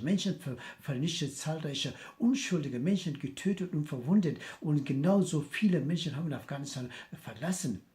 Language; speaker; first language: German; non-native, fluent; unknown